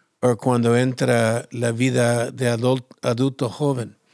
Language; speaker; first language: Spanish; non-native, fluent; English